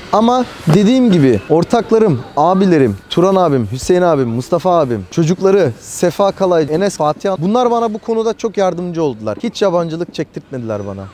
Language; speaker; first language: Turkish; early bilingual, heritage; Turkish